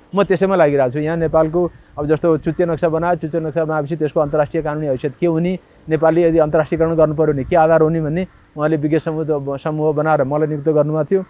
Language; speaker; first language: Nepali; native; Nepali